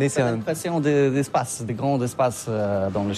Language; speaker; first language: French; non-native, learner; Polish